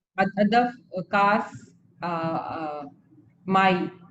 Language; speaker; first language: Arabic; non-native, learner; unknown